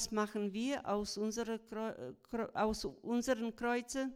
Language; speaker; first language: German; non-native, fluent; Croatian